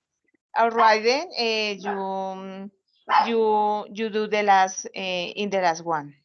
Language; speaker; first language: English; non-native, learner; Spanish